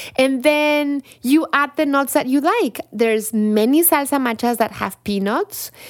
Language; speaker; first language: English; non-native, fluent; Spanish